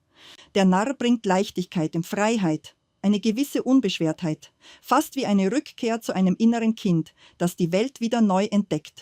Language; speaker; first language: German; native; German